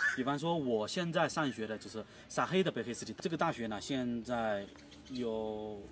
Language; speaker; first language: Chinese; native; Chinese